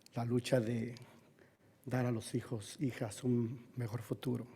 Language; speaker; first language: Spanish; early bilingual, heritage; Spanish